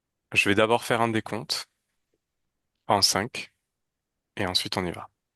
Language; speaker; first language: French; native; French